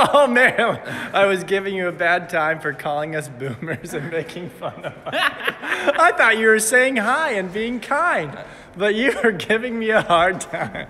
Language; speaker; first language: English; native; English